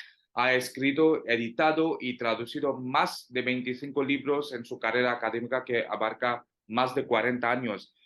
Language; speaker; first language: Spanish; non-native, fluent; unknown